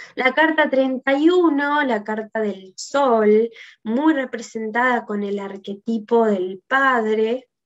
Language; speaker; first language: Spanish; native; Spanish